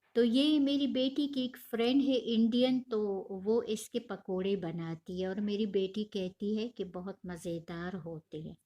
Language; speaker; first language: Urdu; non-native, local second language; Pashto